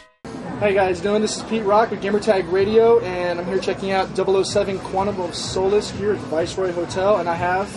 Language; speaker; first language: English; native; English